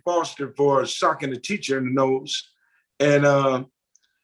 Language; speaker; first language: English; native; English